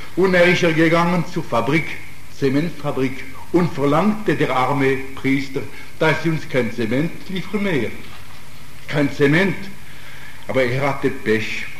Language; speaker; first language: German; non-native, fluent; Italian